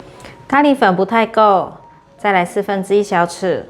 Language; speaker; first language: Chinese; native; Chinese